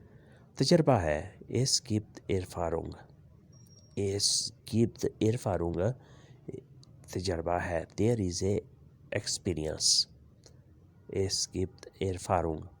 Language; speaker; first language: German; non-native, learner; Urdu